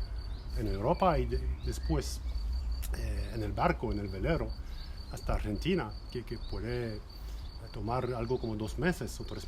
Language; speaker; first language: Spanish; non-native, fluent; French